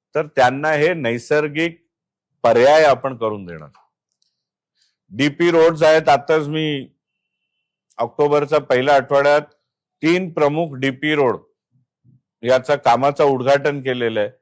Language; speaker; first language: Marathi; non-native, local second language; Gujarati